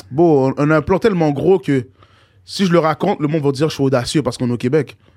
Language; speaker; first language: French; native; French